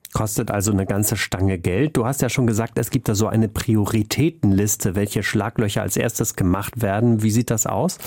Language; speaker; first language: German; native; German